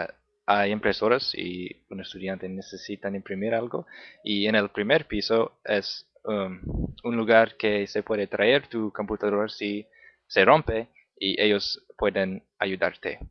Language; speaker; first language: Spanish; non-native, learner; English